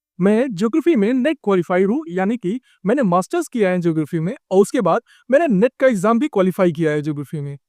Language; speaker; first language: Hindi; native; Hindi